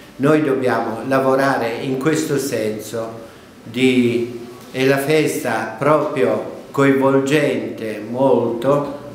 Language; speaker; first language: Italian; non-native, fluent; Kurdish